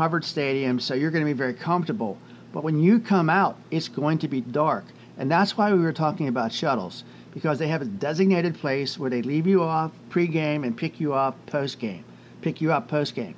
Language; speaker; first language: English; native; English